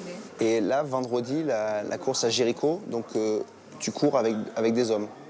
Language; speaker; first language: French; native; French